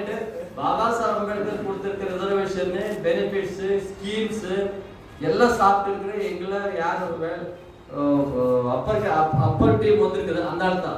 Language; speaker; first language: Tamil; non-native, learner; Kannada